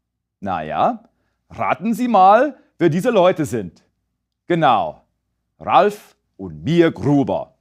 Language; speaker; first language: German; non-native, fluent; English